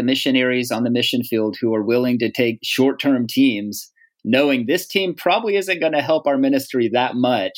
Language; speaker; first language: English; native; English